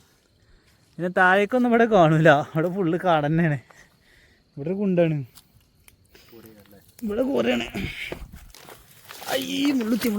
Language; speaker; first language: Malayalam; native; Malayalam